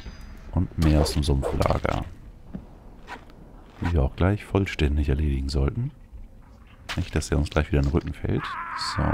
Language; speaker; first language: German; native; German